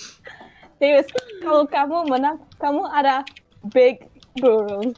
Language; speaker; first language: Indonesian; early bilingual, heritage; Indonesian